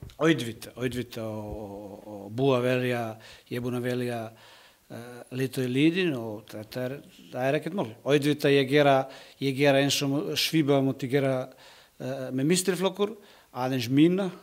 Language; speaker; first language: Icelandic; non-native, learner; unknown